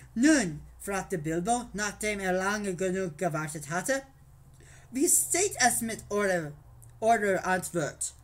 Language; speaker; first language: German; non-native, learner; English